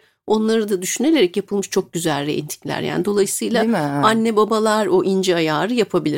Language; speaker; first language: Turkish; native; Turkish